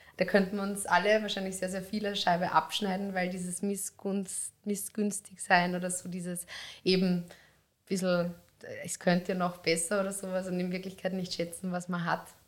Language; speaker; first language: German; native; German